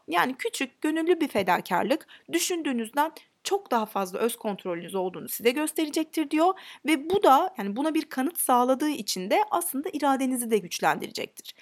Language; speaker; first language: Turkish; native; Turkish